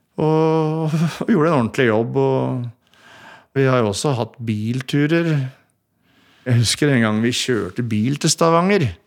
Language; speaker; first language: Norwegian; native; Norwegian